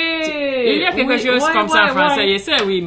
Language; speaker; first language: French; non-native, learner; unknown